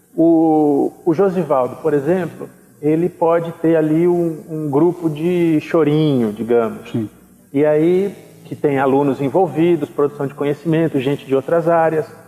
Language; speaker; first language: Portuguese; native; Portuguese